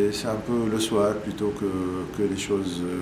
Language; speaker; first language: French; non-native, local second language; Arabic